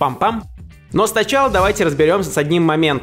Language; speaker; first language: Russian; native; Russian